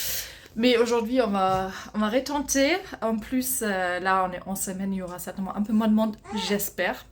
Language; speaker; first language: French; non-native, fluent; German